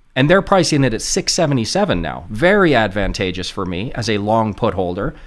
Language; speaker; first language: English; native; English